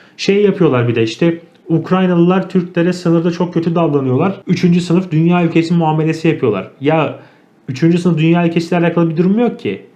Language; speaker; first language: Turkish; native; Turkish